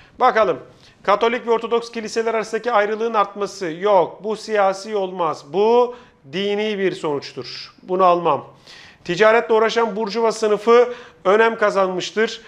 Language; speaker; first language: Turkish; native; Turkish